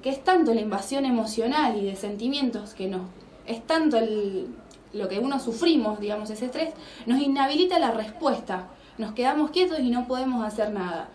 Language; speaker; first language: Spanish; native; Spanish